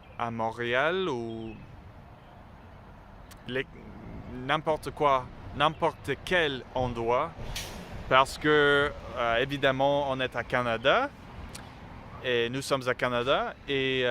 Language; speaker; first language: French; non-native, learner; English